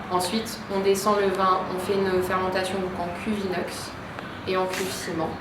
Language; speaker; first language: French; native; French